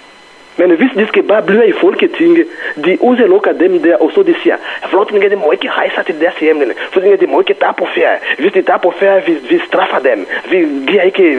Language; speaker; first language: Danish; non-native, fluent; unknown